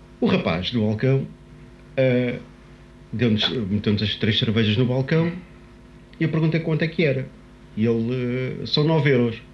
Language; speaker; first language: Portuguese; native; Portuguese